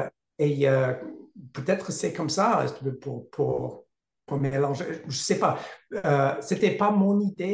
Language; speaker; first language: French; non-native, learner; English